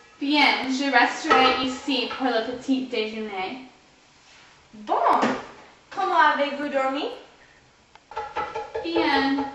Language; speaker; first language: French; non-native, learner; English